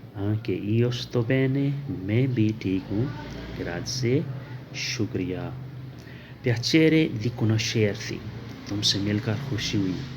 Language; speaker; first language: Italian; non-native, learner; Urdu